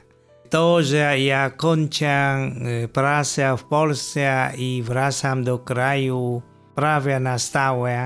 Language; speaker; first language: Polish; non-native, fluent; Vietnamese